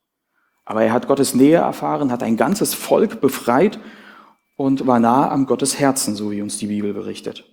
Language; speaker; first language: German; native; German